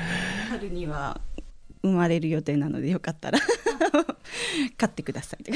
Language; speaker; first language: Japanese; native; Japanese